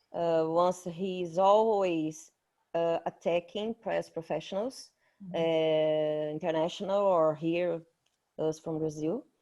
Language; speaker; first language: English; non-native, fluent; Portuguese